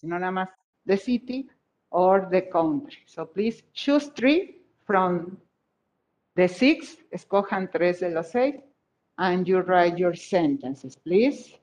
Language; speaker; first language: English; non-native, fluent; Spanish